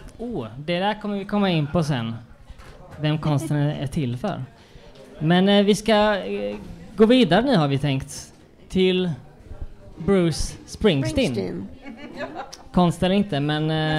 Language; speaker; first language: Swedish; native; Swedish